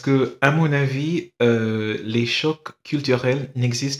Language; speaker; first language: French; non-native, fluent; English